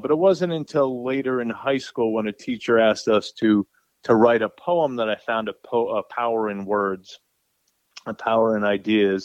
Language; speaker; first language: English; native; English